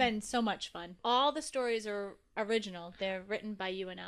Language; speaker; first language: English; native; English